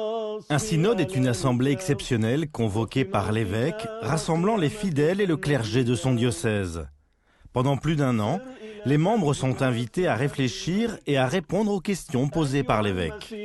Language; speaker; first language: French; native; French